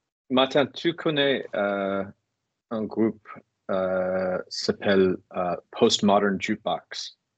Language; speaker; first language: French; non-native, learner; English